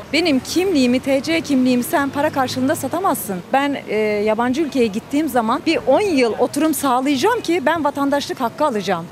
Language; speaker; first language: Turkish; native; Turkish